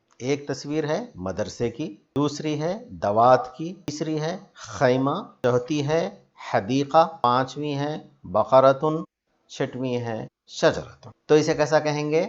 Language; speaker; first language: Urdu; native; Urdu